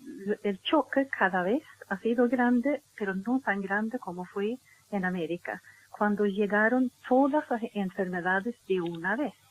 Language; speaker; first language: Spanish; non-native, fluent; Swedish